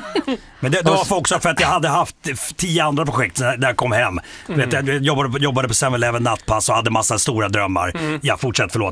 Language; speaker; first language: Swedish; native; Swedish